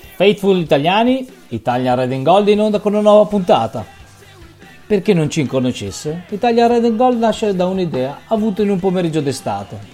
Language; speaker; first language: Italian; native; Italian